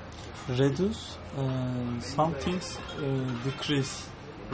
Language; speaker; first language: English; non-native, learner; Turkish